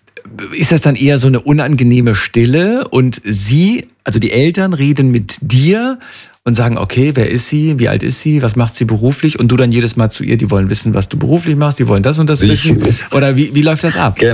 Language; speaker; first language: German; native; German